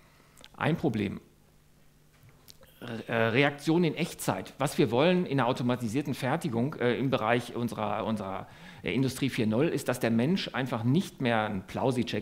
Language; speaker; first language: German; native; German